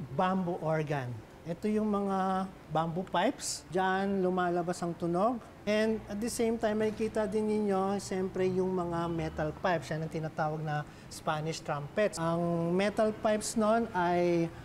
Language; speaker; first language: Filipino; native; Filipino